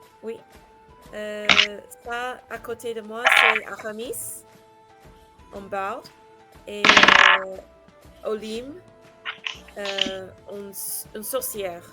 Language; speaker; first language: French; non-native, learner; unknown